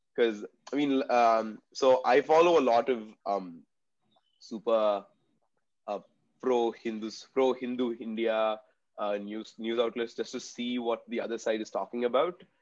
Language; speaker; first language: English; non-native, local second language; Tamil